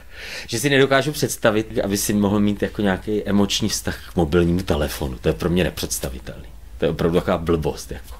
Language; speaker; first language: Czech; native; Czech